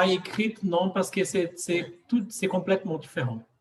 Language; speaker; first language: French; non-native, fluent; Portuguese